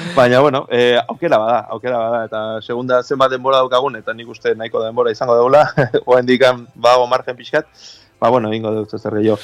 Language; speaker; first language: Basque; native; Basque